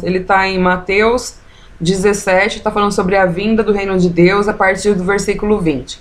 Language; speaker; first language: Portuguese; native; Portuguese